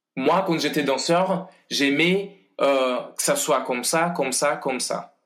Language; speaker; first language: French; non-native, fluent; Portuguese